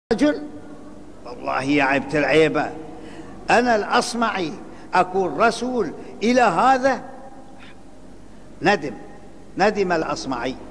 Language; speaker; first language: Arabic; native; Arabic